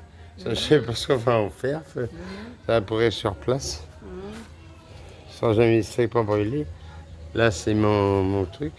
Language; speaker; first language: French; native; French